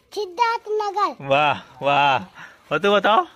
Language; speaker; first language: Hindi; native; Hindi